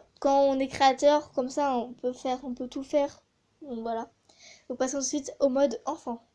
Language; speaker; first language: French; native; French